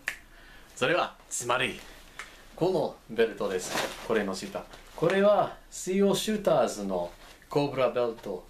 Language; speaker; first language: Japanese; non-native, fluent; English